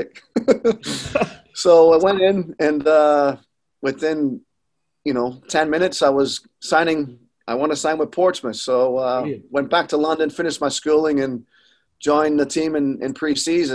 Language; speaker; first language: English; native; English